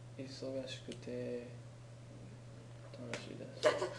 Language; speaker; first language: Japanese; non-native, learner; English